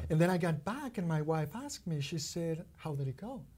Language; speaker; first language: English; non-native, fluent; Spanish